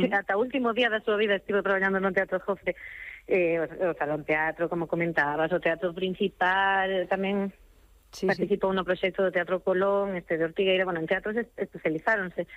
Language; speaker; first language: Galician; non-native, local second language; Spanish